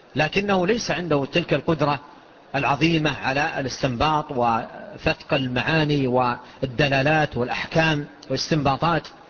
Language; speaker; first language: Arabic; native; Arabic